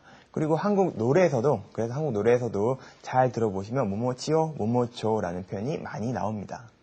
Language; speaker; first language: Korean; native; Korean